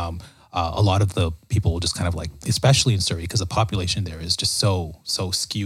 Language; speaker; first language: English; native; English